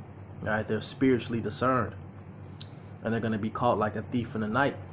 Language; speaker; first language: English; native; English